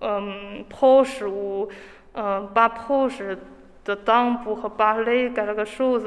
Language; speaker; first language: French; non-native, learner; Chinese